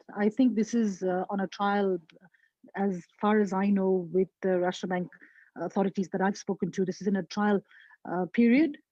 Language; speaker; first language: English; non-native, local second language; Nepali